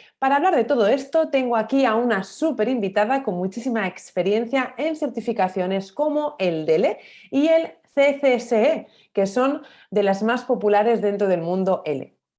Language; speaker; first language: Spanish; native; Spanish